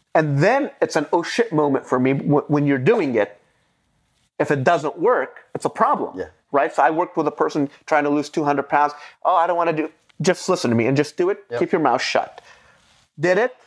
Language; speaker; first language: English; non-native, fluent; Arabic